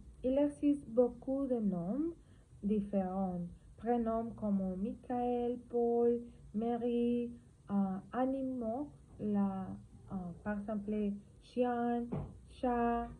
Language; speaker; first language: French; non-native, learner; Spanish